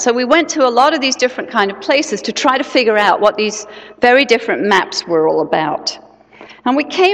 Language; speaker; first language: English; native; English